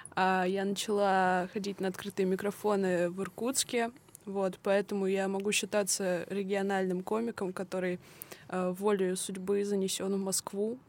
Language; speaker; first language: Russian; native; Russian